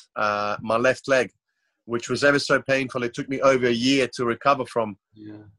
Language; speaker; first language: English; non-native, fluent; Croatian